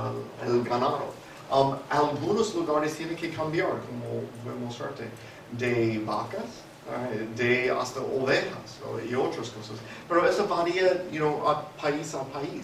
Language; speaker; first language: Spanish; non-native, fluent; English